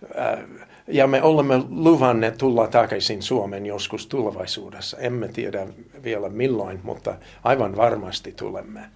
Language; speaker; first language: Finnish; non-native, fluent; English